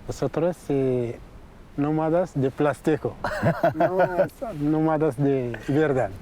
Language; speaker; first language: Spanish; non-native, learner; Central Atlas Tamazight